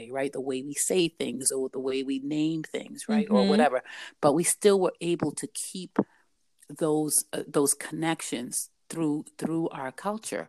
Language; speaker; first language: English; native; English